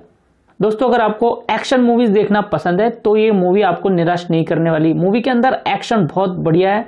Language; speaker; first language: Hindi; native; Hindi